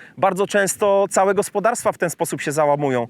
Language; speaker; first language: Polish; native; Polish